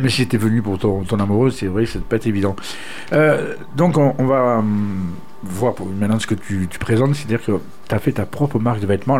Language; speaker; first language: French; native; French